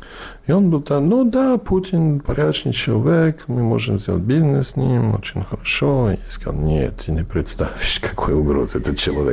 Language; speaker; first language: Russian; non-native, fluent; English